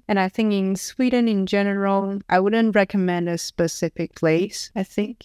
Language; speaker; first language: English; non-native, fluent; Chinese